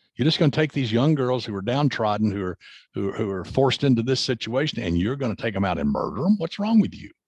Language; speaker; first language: English; native; English